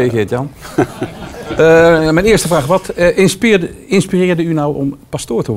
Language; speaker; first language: Dutch; native; Dutch